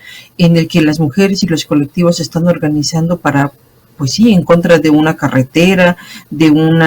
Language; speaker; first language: Spanish; native; Spanish